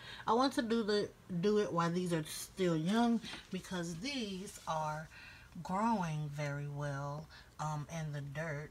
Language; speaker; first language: English; native; English